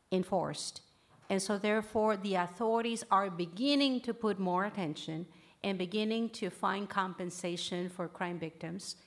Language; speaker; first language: English; early bilingual, other home language; Spanish